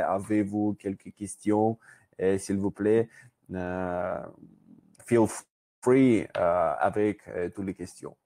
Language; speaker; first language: French; non-native, learner; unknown